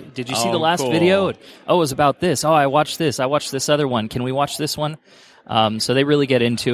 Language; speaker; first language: English; native; English